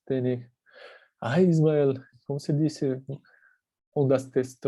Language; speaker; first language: Spanish; non-native, fluent; Portuguese